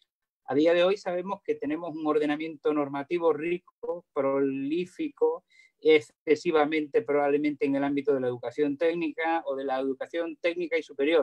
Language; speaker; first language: Spanish; native; Spanish